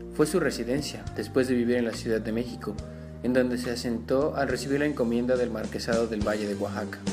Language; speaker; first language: Spanish; native; Spanish